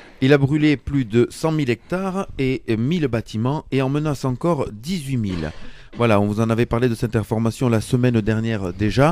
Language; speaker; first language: French; native; French